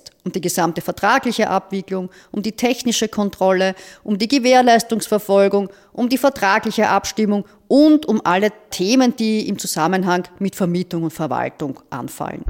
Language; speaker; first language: German; native; German